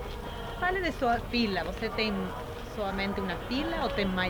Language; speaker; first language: Portuguese; non-native, fluent; Spanish